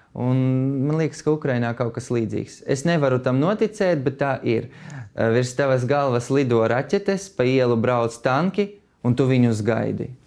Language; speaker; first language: Latvian; non-native, fluent; Russian